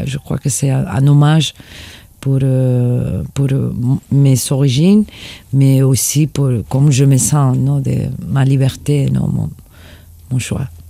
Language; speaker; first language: French; non-native, fluent; Spanish